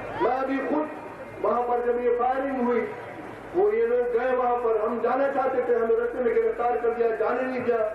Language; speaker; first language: Urdu; non-native, local second language; Pashto